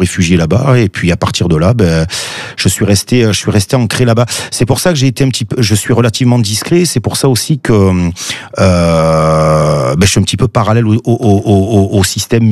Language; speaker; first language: French; native; French